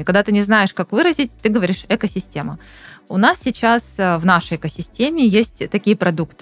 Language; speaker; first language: Russian; native; Russian